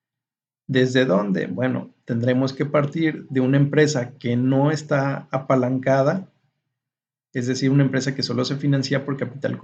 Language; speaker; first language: Spanish; native; Spanish